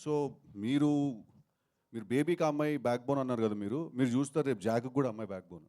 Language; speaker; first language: Telugu; native; Telugu